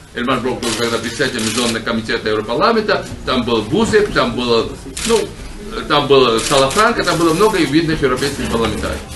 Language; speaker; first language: Russian; non-native, local second language; Georgian